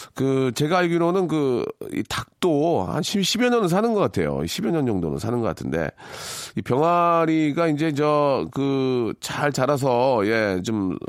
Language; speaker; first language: Korean; native; Korean